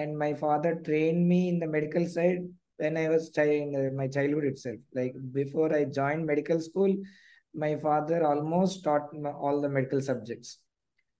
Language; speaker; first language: English; non-native, local second language; Telugu